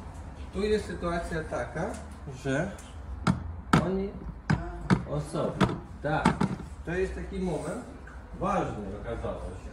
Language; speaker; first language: Polish; non-native, fluent; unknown